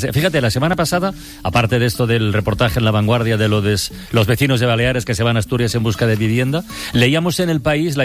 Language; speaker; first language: Spanish; native; Spanish